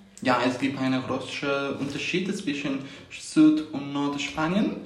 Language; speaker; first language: German; non-native, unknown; Spanish